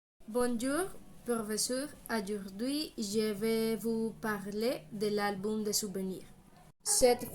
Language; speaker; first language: French; non-native, learner; Spanish